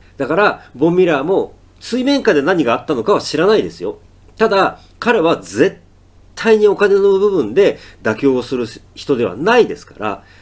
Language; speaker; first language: Japanese; native; Japanese